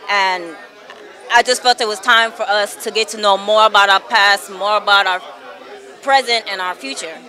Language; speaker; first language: English; native; English